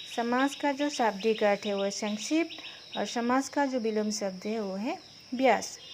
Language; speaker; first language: Hindi; non-native, local second language; Assamese